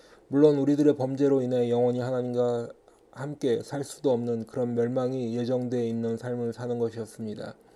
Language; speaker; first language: Korean; native; Korean